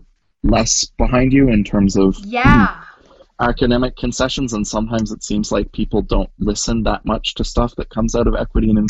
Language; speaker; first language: English; native; English